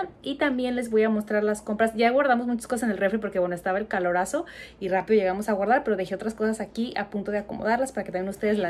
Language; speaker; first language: Spanish; native; Spanish